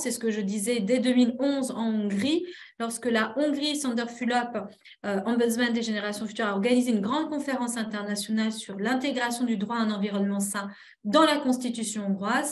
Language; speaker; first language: French; native; French